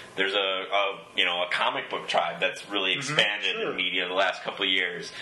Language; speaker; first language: English; native; English